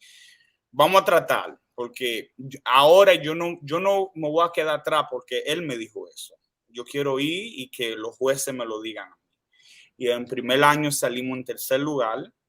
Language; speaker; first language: Spanish; early bilingual, heritage; Spanish